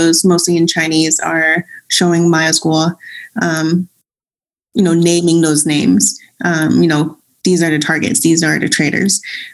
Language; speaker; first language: English; non-native, local second language; Cantonese